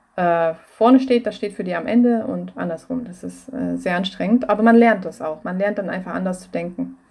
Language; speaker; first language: German; non-native, fluent; Russian